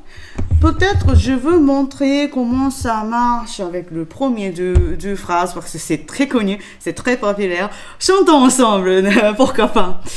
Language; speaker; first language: French; non-native, learner; Japanese